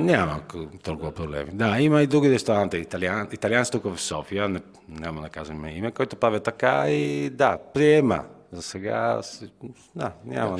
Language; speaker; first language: Bulgarian; non-native, fluent; Italian